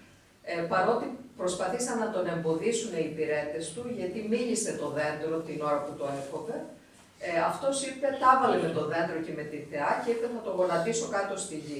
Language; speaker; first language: Greek; native; Greek